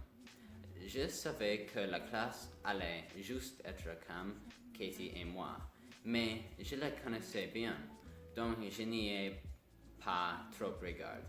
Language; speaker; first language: French; non-native, learner; English